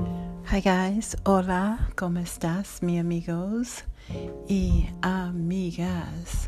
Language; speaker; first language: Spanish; non-native, learner; English